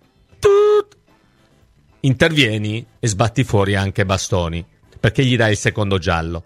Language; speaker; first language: Italian; native; Italian